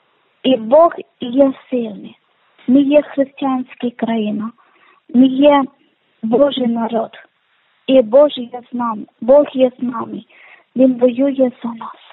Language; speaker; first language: Ukrainian; non-native, learner; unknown